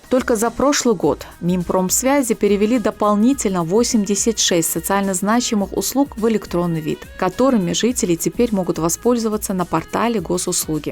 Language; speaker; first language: Russian; native; Russian